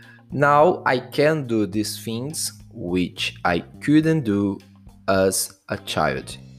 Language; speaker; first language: English; non-native, fluent; Portuguese